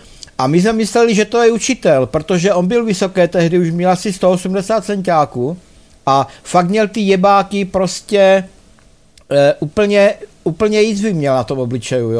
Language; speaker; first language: Czech; native; Czech